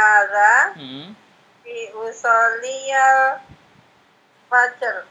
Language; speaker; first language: Arabic; non-native, learner; Indonesian